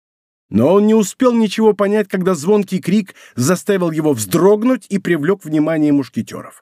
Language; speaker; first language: Russian; native; Russian